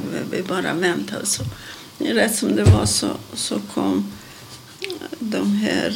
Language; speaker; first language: Swedish; non-native, fluent; Hungarian